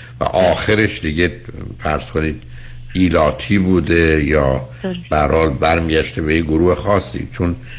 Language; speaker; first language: Persian; native; Persian